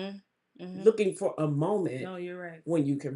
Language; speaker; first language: English; native; English